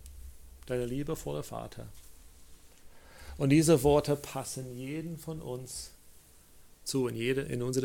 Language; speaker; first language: German; non-native, fluent; English